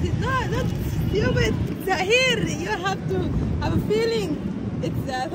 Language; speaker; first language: English; non-native, learner; Arabic